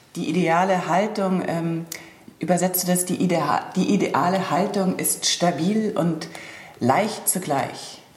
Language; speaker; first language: German; native; German